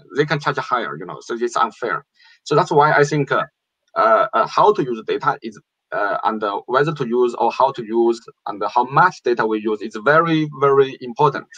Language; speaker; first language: English; non-native, fluent; Chinese